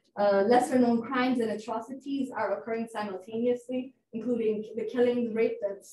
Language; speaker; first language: English; non-native, fluent; Amharic